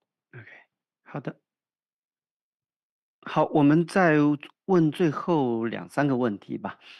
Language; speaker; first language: Chinese; native; Chinese